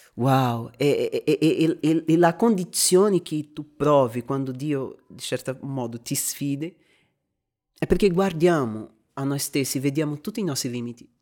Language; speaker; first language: Italian; non-native, fluent; Portuguese